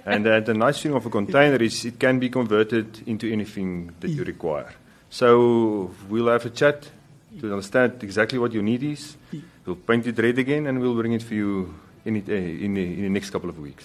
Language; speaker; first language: English; non-native, local second language; Afrikaans